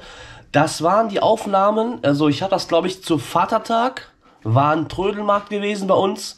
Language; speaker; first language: German; native; German